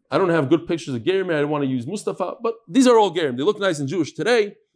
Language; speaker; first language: English; native; English